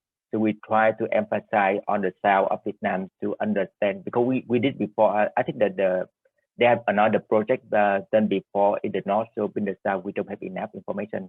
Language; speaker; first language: English; non-native, fluent; Vietnamese